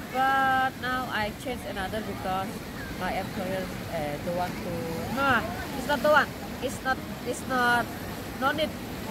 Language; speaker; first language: English; non-native, learner; Indonesian